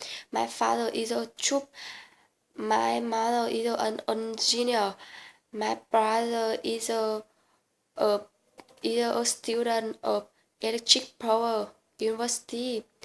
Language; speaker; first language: English; non-native, learner; Vietnamese